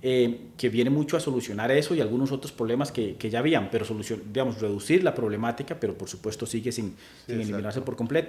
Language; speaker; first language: Spanish; native; Spanish